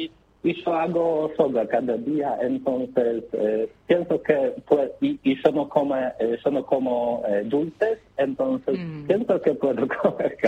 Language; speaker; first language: Spanish; non-native, learner; Polish